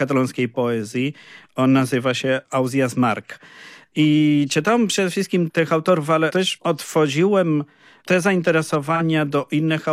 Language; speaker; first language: Polish; non-native, fluent; Spanish